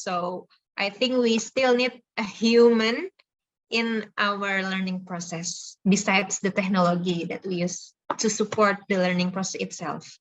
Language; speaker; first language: English; non-native, fluent; Indonesian